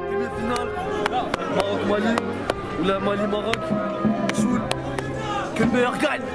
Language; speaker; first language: French; native; French